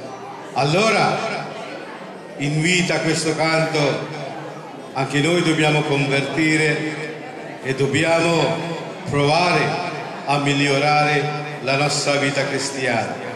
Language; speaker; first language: Italian; non-native, fluent; Sinhala